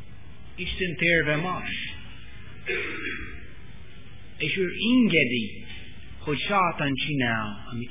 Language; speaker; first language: Hungarian; non-native, learner; English